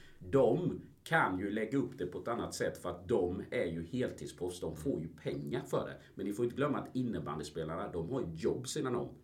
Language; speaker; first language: Swedish; early bilingual, other home language; Spanish